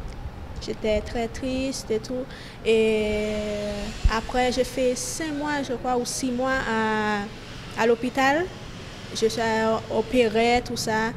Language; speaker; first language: French; early bilingual, other home language; Haitian Creole